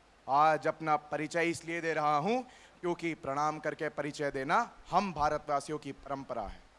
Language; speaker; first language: Hindi; native; Hindi